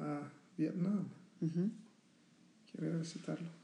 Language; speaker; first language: Spanish; early bilingual, heritage; Spanish